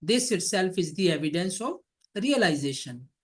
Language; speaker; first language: English; non-native, local second language; Hindi